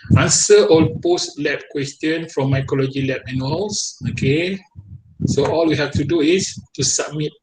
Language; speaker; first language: English; non-native, local second language; Malay